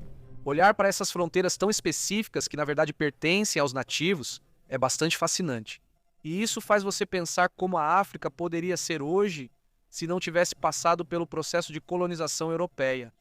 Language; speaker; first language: Portuguese; native; Portuguese